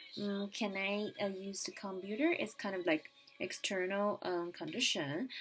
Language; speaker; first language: English; non-native, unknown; Chinese